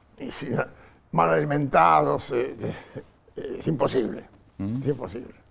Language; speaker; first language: Spanish; non-native, fluent; Polish